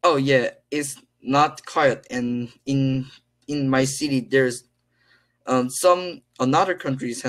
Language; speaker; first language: English; non-native, learner; Korean